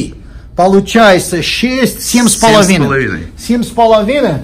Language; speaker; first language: Russian; non-native, learner; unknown